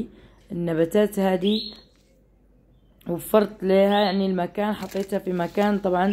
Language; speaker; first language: Arabic; native; Arabic